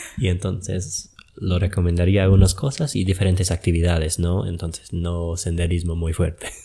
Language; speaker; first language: Spanish; non-native, fluent; English